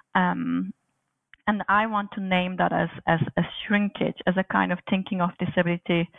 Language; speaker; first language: English; non-native, fluent; Turkish